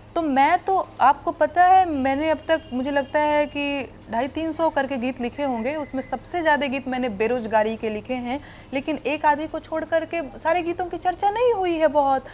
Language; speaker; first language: Hindi; non-native, local second language; Bhojpuri